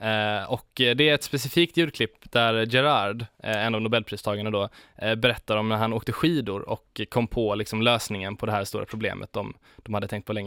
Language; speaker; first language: Swedish; native; Swedish